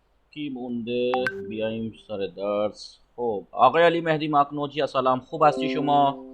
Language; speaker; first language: Persian; non-native, fluent; Urdu